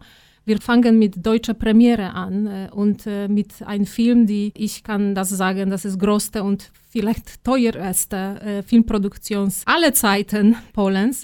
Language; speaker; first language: German; non-native, fluent; Polish